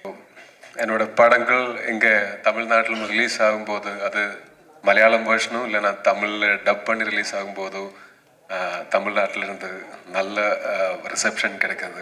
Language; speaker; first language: Tamil; non-native, learner; Malayalam